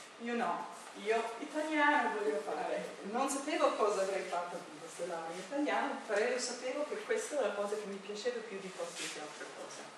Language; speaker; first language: Italian; non-native, fluent; English